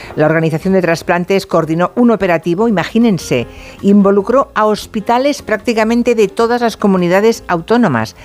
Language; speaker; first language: Spanish; native; Spanish